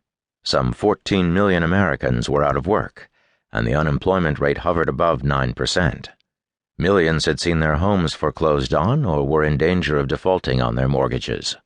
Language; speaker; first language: English; native; English